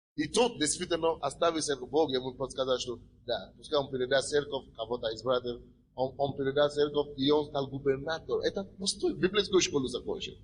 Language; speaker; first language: Russian; non-native, fluent; Yoruba